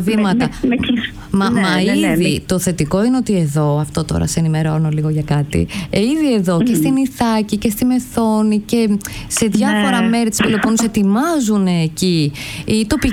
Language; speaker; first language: Greek; native; Greek